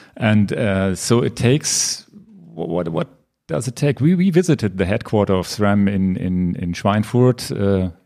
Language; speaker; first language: English; non-native, learner; German